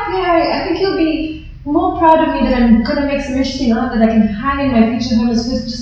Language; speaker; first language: English; native; English